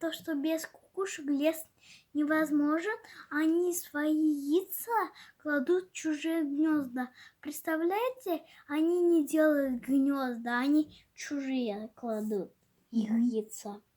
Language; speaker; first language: Russian; native; Russian